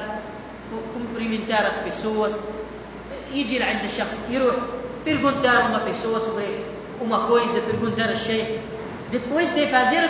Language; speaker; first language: Portuguese; non-native, fluent; Arabic